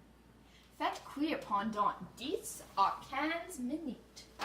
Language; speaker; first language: French; non-native, learner; English